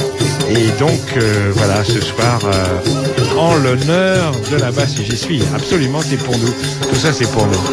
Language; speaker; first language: French; native; French